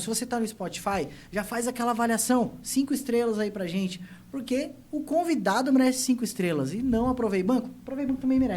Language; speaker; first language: Portuguese; native; Portuguese